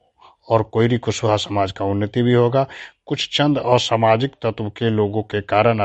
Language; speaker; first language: Hindi; native; Hindi